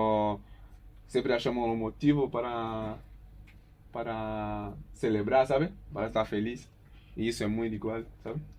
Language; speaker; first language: Spanish; non-native, learner; Portuguese